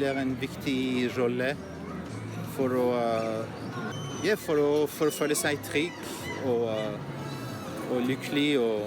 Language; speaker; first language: Norwegian; non-native, fluent; French